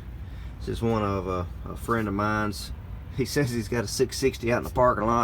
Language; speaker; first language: English; native; English